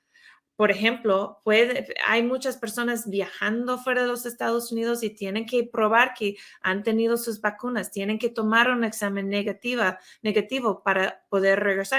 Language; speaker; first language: Spanish; non-native, fluent; English